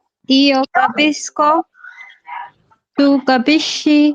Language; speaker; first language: Italian; non-native, learner; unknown